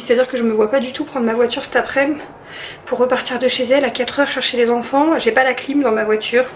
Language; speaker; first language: French; native; French